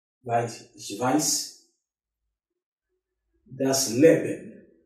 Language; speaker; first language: German; non-native, learner; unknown